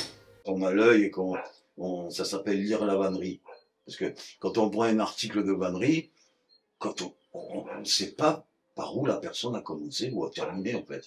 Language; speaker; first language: French; native; French